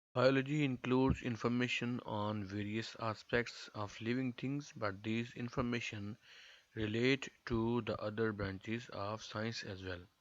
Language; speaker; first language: English; non-native, local second language; Urdu